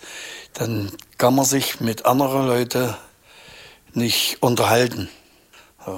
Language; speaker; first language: German; native; German